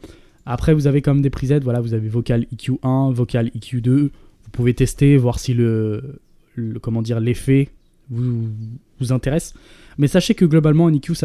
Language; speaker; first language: French; native; French